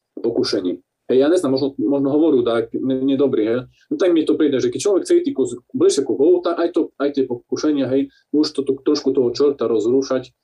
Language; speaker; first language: Slovak; non-native, local second language; Rusyn